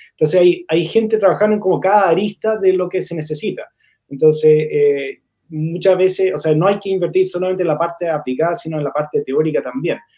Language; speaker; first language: Spanish; non-native, fluent; English